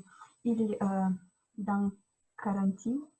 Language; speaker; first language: French; non-native, learner; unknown